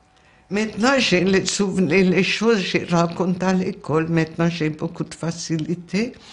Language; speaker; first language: French; non-native, fluent; Hungarian